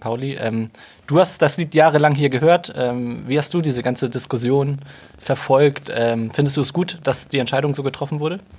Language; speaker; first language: German; native; German